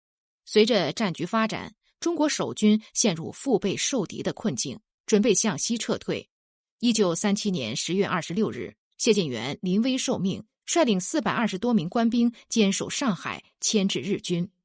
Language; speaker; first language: Chinese; native; Chinese